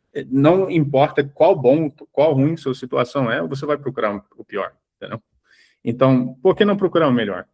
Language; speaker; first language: Portuguese; early bilingual, heritage; English